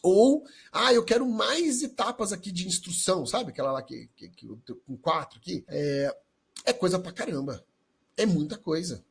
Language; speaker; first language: Portuguese; native; Portuguese